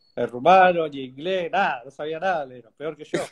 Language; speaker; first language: Spanish; native; Spanish